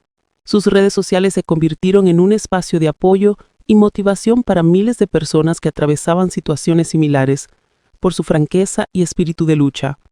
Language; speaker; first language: Spanish; native; Spanish